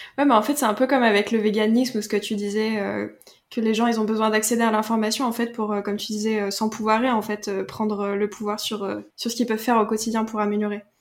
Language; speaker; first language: French; native; French